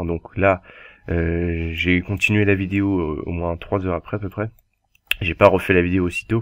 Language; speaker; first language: French; native; French